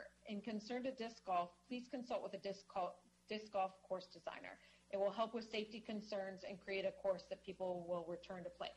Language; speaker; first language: English; native; English